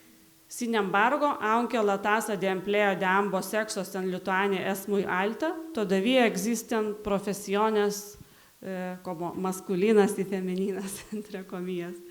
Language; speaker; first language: Spanish; non-native, learner; Lithuanian